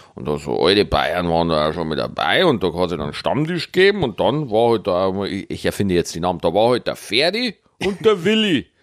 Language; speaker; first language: German; native; German